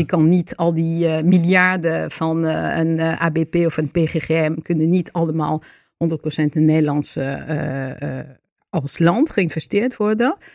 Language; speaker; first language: Dutch; non-native, fluent; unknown